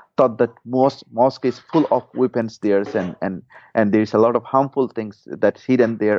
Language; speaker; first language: English; non-native, fluent; Burmese